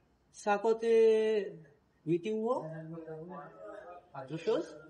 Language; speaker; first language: French; non-native, learner; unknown